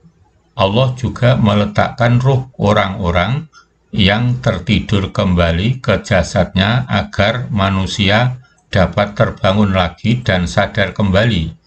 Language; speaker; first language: Indonesian; native; Indonesian